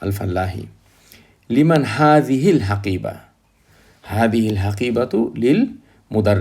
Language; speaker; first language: Arabic; non-native, fluent; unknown